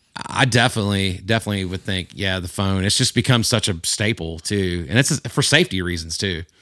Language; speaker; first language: English; native; English